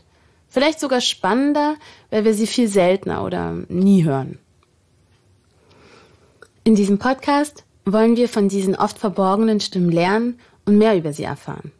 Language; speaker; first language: German; native; German